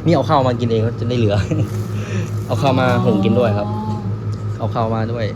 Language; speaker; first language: Thai; native; Thai